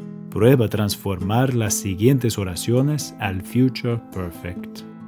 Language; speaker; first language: Spanish; non-native, fluent; English